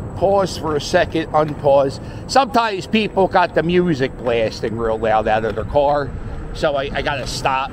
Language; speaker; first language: English; native; English